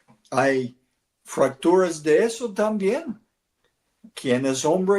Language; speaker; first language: Spanish; non-native, learner; English